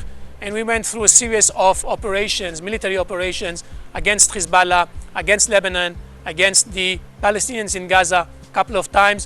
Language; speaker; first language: English; non-native, fluent; Hebrew